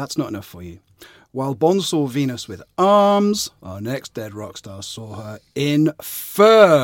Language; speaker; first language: English; native; English